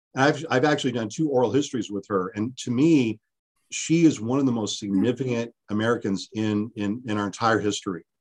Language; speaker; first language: English; early bilingual, other home language; Spanish